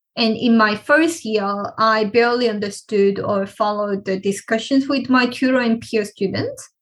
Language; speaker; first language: English; non-native, fluent; Korean